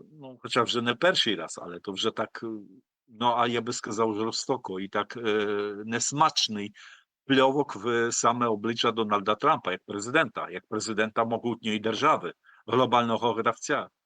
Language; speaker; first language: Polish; non-native, learner; Ukrainian